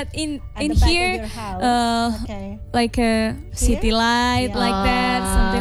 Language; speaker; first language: English; non-native, learner; Indonesian